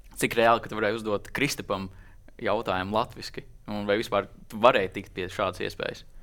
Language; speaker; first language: Latvian; native; Latvian